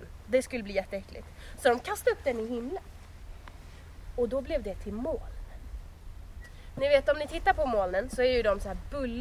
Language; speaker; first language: Swedish; native; Swedish